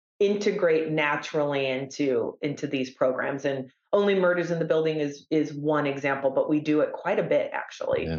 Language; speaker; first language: English; native; English